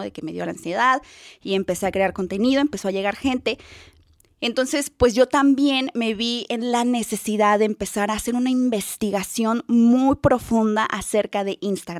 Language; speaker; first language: Spanish; native; Spanish